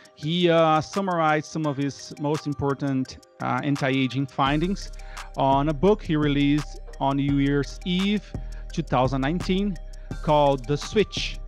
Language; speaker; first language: English; non-native, fluent; Portuguese